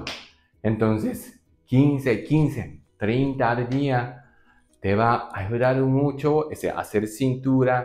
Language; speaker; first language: Spanish; non-native, learner; Japanese